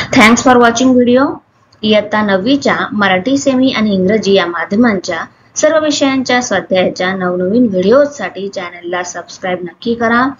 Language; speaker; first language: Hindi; non-native, local second language; Marathi